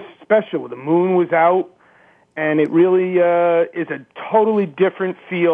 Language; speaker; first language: English; native; English